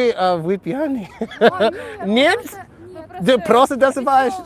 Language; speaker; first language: Russian; non-native, learner; English